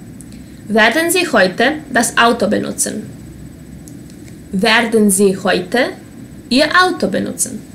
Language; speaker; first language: German; non-native, fluent; Serbian